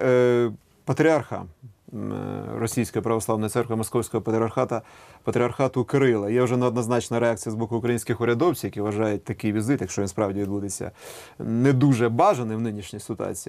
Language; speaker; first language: Ukrainian; native; Ukrainian